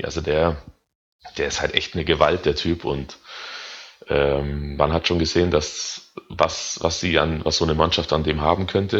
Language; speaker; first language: German; native; German